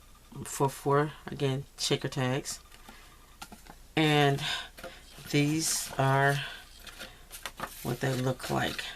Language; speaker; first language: English; native; English